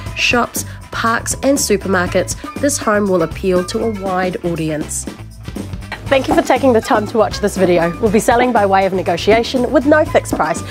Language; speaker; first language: English; native; English